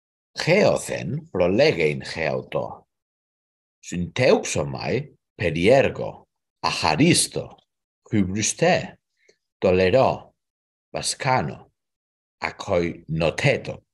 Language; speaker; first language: Greek; non-native, learner; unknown